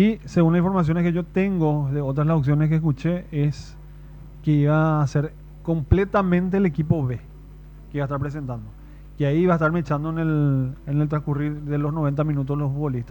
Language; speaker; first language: Spanish; native; Spanish